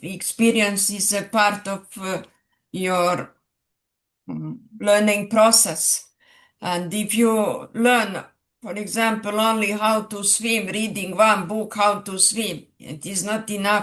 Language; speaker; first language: English; non-native, fluent; Serbian